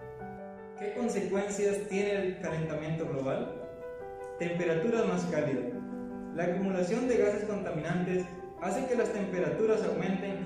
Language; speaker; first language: Spanish; native; Spanish